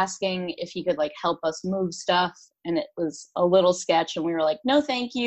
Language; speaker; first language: English; native; English